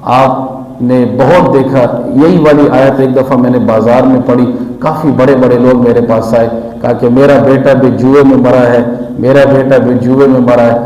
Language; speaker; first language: Urdu; non-native, local second language; Pashto